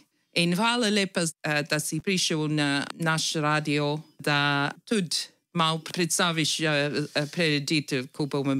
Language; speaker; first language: Slovenian; early bilingual, heritage; Slovenian